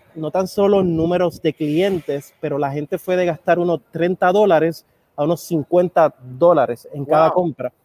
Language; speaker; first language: Spanish; native; Spanish